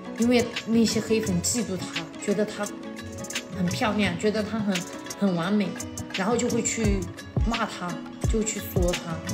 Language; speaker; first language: Chinese; non-native, local second language; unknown